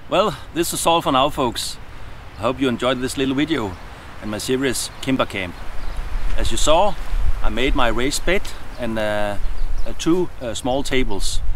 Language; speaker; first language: English; non-native, fluent; Danish